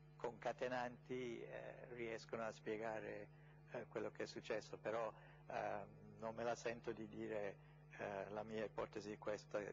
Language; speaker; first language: Italian; non-native, fluent; English